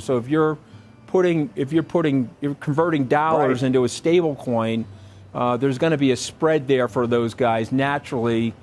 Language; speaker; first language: English; native; English